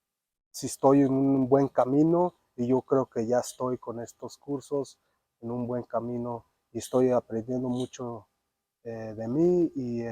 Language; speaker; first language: Spanish; early bilingual, other home language; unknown